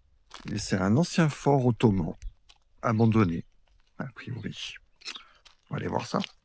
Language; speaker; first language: French; native; French